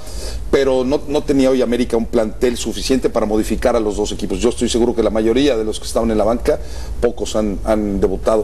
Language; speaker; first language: Spanish; native; Spanish